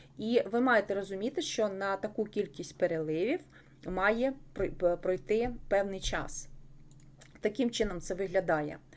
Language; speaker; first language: Ukrainian; non-native, local second language; Russian